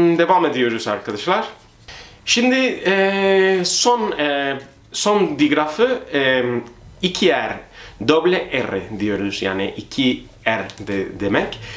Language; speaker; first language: Turkish; non-native, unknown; Spanish